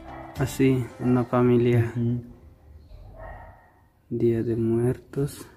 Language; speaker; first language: Spanish; non-native, learner; Indonesian